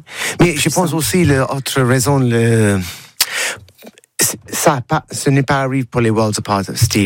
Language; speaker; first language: French; non-native, learner; English